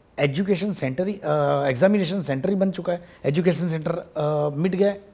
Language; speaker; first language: Hindi; non-native, local second language; Gujarati